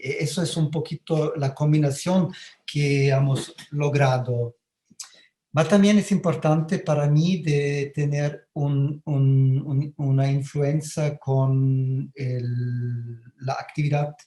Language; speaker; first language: Spanish; non-native, fluent; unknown